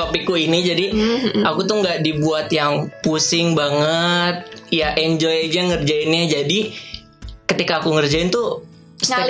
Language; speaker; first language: Indonesian; native; Indonesian